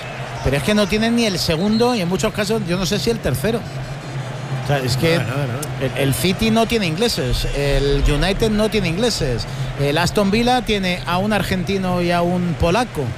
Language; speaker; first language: Spanish; native; Spanish